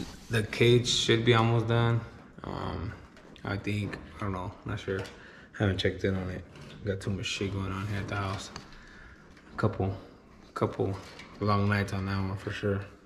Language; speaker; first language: English; early bilingual, other home language; Spanish